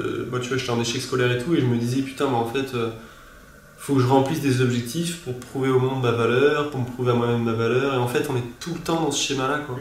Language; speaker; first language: French; native; French